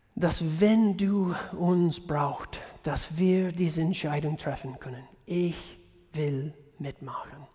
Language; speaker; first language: German; non-native, fluent; English